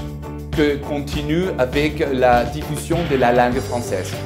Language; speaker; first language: French; non-native, fluent; Spanish